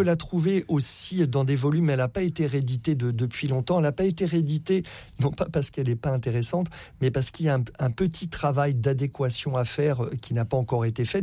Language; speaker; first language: French; native; French